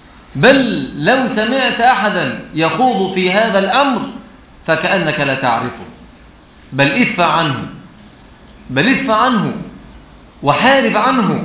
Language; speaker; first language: Arabic; native; Arabic